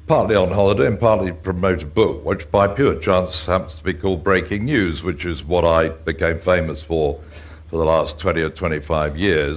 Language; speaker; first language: English; native; English